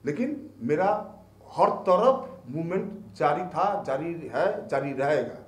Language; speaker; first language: Hindi; non-native, local second language; Bangla